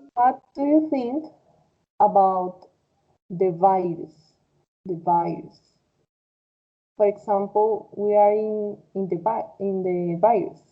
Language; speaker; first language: English; non-native, fluent; Spanish